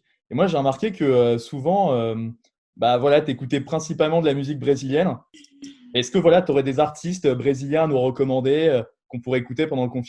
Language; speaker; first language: French; native; French